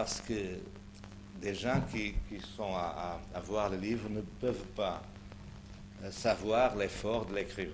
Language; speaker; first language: French; non-native, fluent; Portuguese